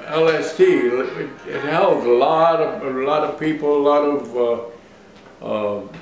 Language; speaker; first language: English; native; English